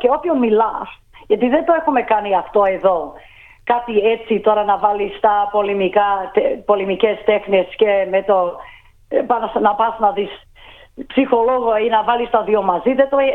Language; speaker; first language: Greek; early bilingual, heritage; Greek